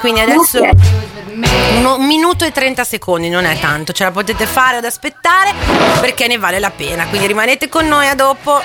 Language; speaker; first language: Italian; native; Italian